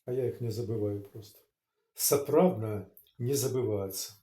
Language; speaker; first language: Russian; non-native, local second language; Belarusian